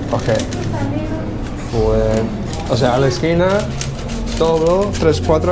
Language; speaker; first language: Spanish; non-native, fluent; English